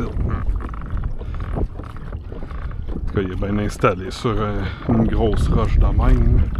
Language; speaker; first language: French; native; French